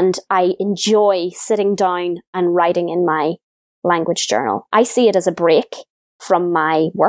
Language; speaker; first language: English; native; English